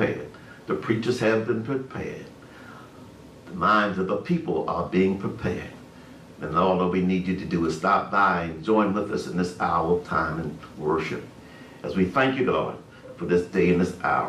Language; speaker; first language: English; native; English